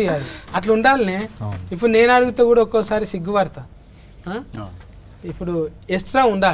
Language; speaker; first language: Telugu; native; Telugu